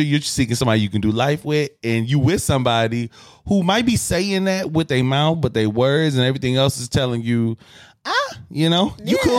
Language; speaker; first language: English; native; English